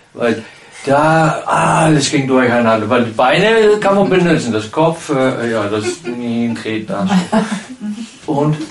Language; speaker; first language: German; non-native, fluent; Danish